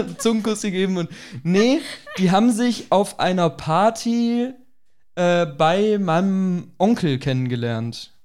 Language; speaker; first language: German; native; German